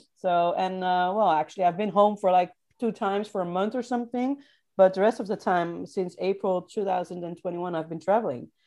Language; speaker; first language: English; non-native, fluent; Dutch